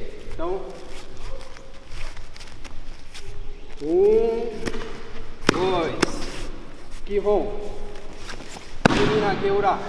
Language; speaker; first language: Portuguese; native; Portuguese